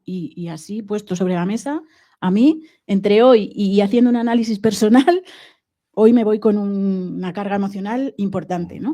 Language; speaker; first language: Spanish; native; Spanish